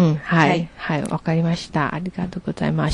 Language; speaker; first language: Japanese; non-native, learner; Chinese